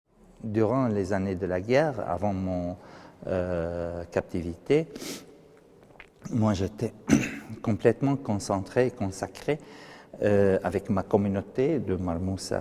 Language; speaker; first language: French; non-native, fluent; Arabic